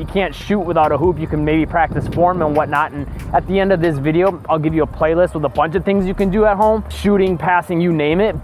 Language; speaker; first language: English; native; English